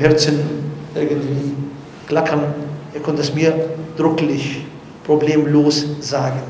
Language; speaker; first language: German; non-native, learner; Arabic